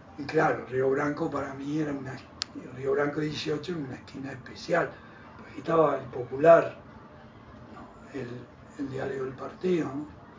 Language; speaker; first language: Spanish; native; Spanish